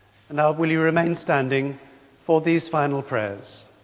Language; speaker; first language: English; native; English